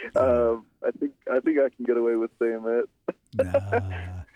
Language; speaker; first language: English; native; English